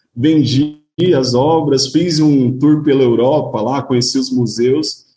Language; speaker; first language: Portuguese; native; Portuguese